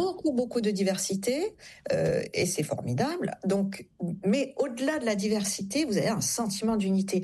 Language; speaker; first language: French; native; French